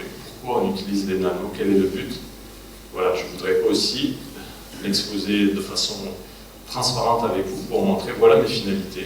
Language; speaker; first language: French; native; French